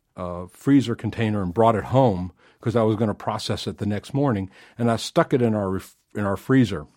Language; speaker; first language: English; native; English